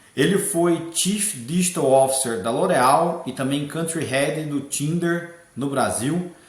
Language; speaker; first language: Portuguese; native; Portuguese